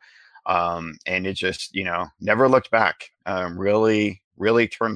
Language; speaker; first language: English; native; English